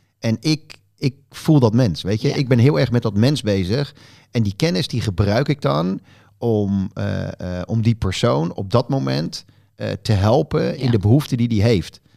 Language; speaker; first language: Dutch; native; Dutch